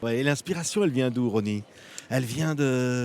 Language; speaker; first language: French; native; French